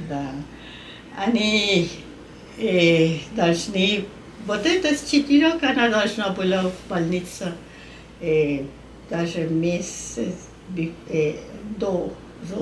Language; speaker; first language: Russian; non-native, learner; Spanish